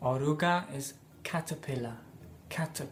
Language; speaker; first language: Spanish; non-native, fluent; English